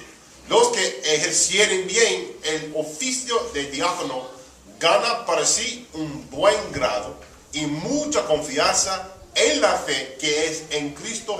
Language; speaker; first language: Spanish; early bilingual, heritage; Spanish